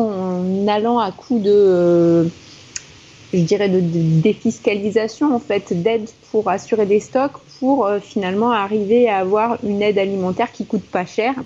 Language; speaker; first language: French; native; French